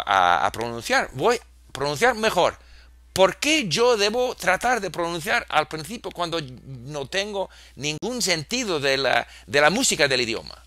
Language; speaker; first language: Spanish; non-native, fluent; English